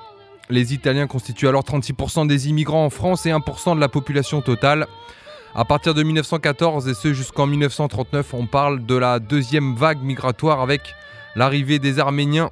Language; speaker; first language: French; native; French